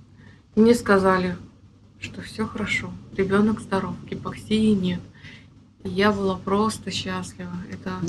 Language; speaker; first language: Russian; native; Russian